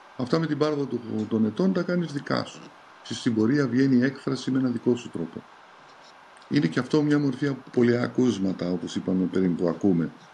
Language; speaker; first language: Greek; early bilingual, heritage; Greek